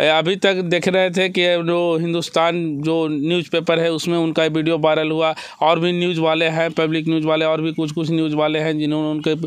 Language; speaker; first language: Hindi; native; Hindi